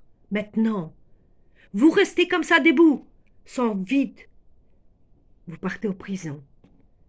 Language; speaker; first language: French; non-native, fluent; Ukrainian